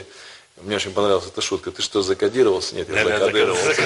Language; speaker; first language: Russian; native; Russian